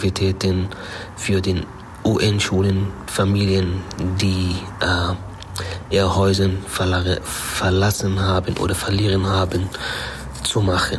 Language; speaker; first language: German; non-native, fluent; Arabic